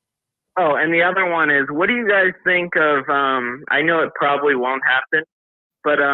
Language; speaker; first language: English; native; English